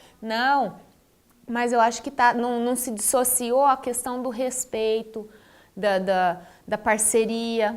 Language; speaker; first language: Portuguese; native; Portuguese